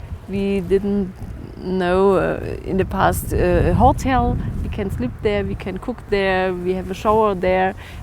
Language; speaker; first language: English; non-native, learner; German